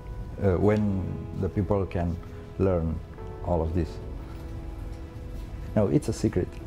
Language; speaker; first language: English; non-native, learner; Romanian